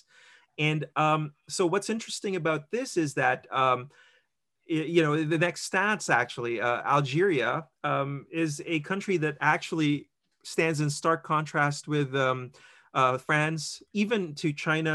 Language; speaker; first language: English; non-native, local second language; Filipino